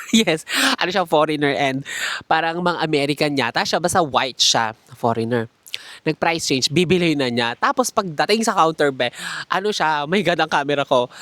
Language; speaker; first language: Filipino; native; Filipino